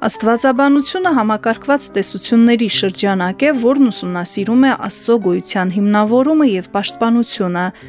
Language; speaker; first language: Armenian; native; Armenian